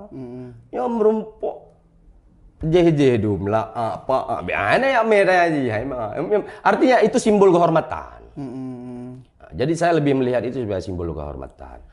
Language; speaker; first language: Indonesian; non-native, local second language; Achinese